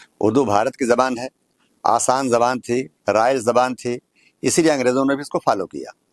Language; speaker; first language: Urdu; native; Urdu